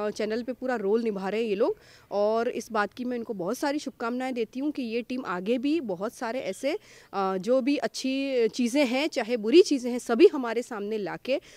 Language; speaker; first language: Hindi; native; Hindi